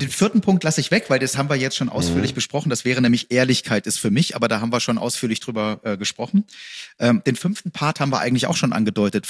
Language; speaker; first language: German; native; German